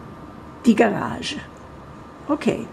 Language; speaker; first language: German; non-native, fluent; Portuguese